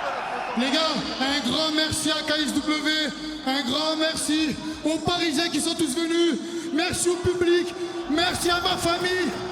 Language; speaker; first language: French; native; French